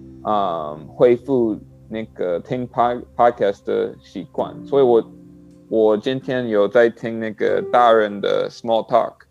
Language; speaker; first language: Chinese; non-native, learner; English